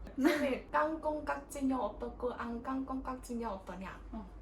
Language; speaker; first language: Korean; non-native, fluent; Burmese